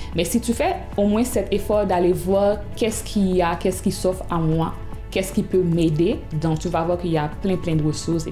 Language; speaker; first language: French; non-native, local second language; Haitian Creole